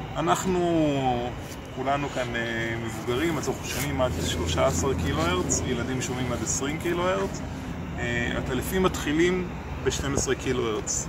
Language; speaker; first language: Hebrew; native; Hebrew